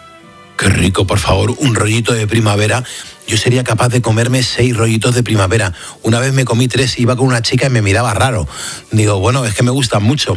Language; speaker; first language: Spanish; native; Spanish